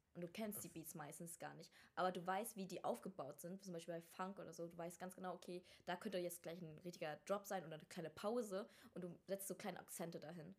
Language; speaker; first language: German; early bilingual, other home language; Vietnamese